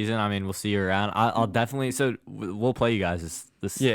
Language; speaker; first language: English; native; English